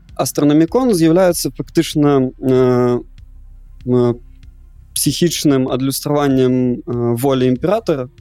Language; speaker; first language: Belarusian; non-native, local second language; Russian